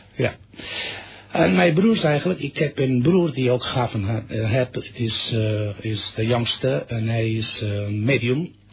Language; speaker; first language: Dutch; non-native, fluent; Catalan